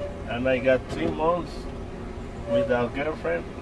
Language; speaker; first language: English; non-native, learner; Spanish